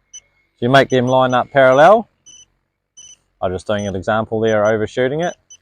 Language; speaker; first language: English; native; English